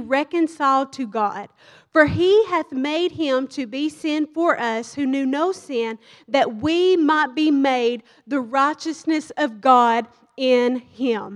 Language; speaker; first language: English; native; English